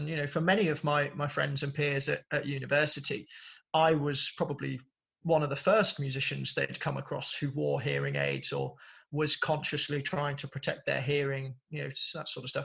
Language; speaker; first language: English; native; English